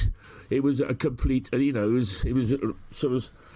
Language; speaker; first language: English; native; English